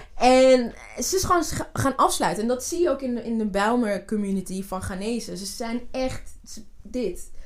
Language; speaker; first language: Dutch; early bilingual, other home language; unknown